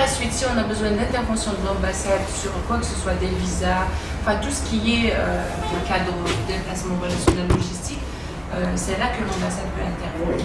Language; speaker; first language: French; non-native, local second language; Arabic